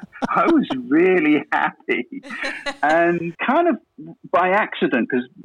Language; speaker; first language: English; native; English